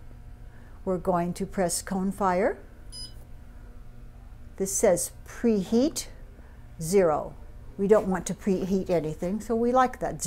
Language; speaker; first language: English; native; English